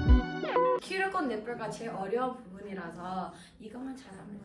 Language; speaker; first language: Korean; early bilingual, heritage; Korean